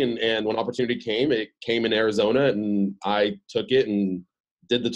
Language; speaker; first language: English; early bilingual, other home language; Arabic